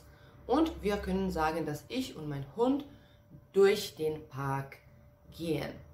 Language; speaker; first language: German; non-native, fluent; Serbian